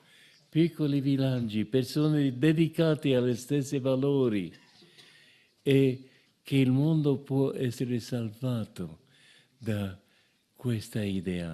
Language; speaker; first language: Italian; non-native, fluent; English